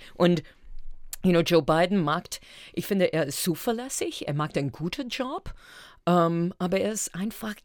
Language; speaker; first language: German; non-native, fluent; English